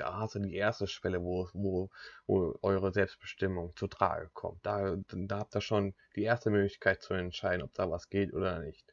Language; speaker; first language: German; native; German